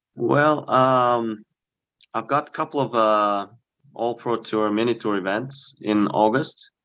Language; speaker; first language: English; early bilingual, other home language; Korean